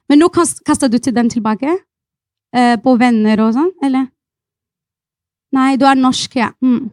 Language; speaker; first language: Norwegian; non-native, fluent; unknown